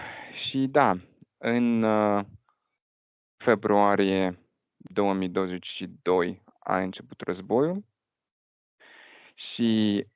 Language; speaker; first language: Romanian; non-native, fluent; Russian